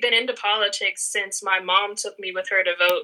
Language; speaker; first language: English; native; English